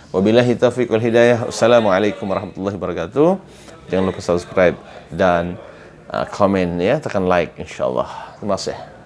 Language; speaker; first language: Malay; native; Malay